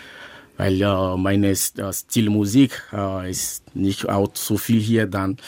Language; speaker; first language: German; non-native, learner; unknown